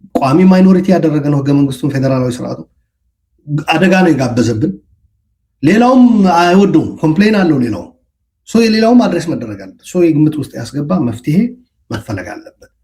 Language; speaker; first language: Amharic; non-native, local second language; Tigrinya